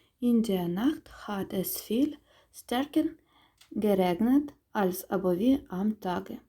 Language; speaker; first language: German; non-native, fluent; Ukrainian